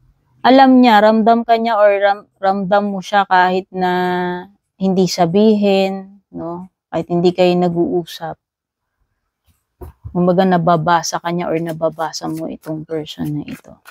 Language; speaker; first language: Filipino; native; Filipino